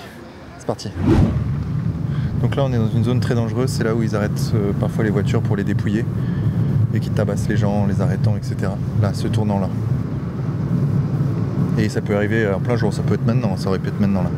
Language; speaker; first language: French; native; French